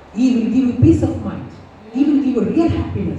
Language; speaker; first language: English; non-native, local second language; Telugu